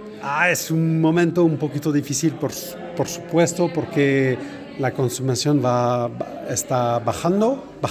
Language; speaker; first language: Spanish; non-native, fluent; French